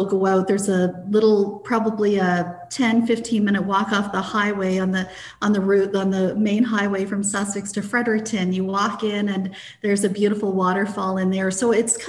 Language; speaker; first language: English; native; English